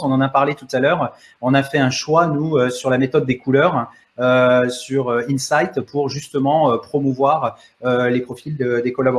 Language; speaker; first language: French; native; French